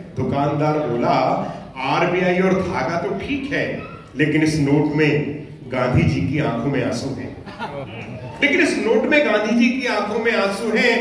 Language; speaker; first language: Hindi; non-native, local second language; Punjabi